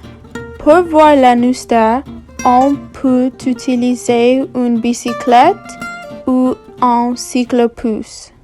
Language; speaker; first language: French; non-native, learner; English